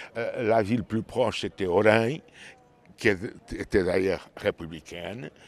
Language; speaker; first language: French; non-native, fluent; Portuguese